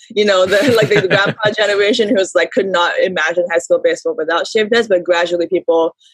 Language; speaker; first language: English; early bilingual, heritage; Japanese